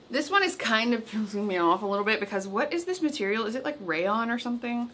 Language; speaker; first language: English; native; English